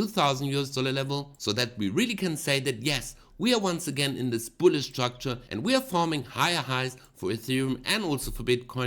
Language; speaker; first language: English; non-native, fluent; German